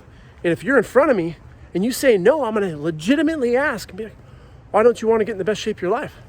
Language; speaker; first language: English; native; English